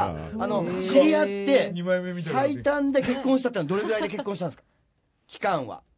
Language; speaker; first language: Japanese; native; Japanese